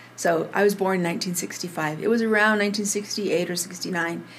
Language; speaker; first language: English; early bilingual, other home language; Spanish